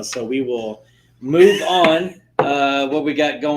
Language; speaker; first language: English; native; English